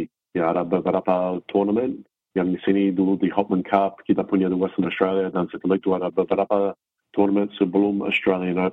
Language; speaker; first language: Indonesian; non-native, fluent; English